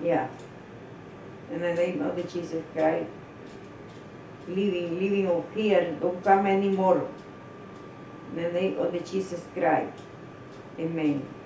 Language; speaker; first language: English; non-native, learner; Spanish